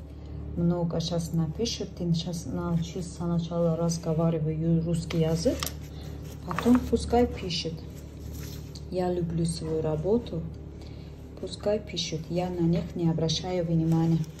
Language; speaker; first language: Russian; non-native, local second language; Azerbaijani